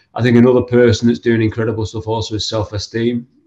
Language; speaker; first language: English; native; English